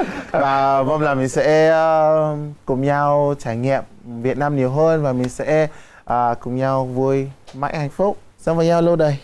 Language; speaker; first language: Vietnamese; non-native, fluent; Yoruba